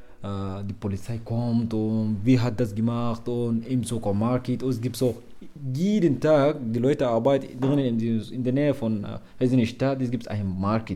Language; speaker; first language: German; non-native, learner; Arabic